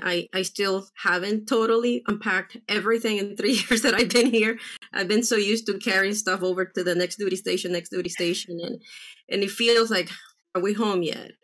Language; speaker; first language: English; early bilingual, other home language; Spanish